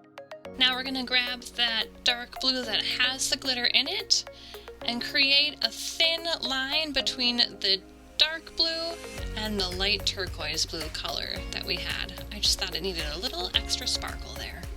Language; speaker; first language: English; native; English